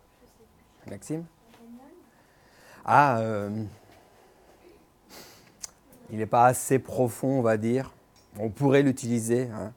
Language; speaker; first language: French; native; French